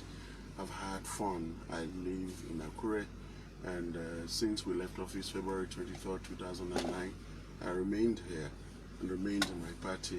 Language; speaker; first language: English; non-native, local second language; Yoruba